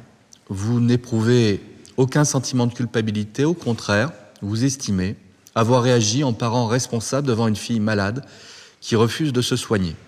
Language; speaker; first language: French; native; French